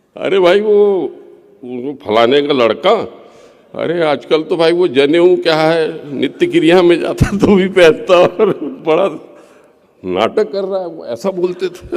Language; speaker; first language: Hindi; non-native, local second language; Gondi